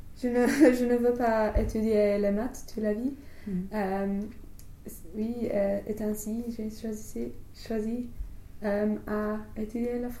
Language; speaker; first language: French; non-native, learner; English